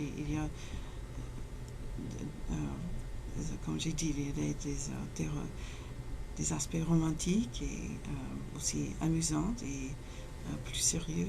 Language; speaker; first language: French; non-native, fluent; English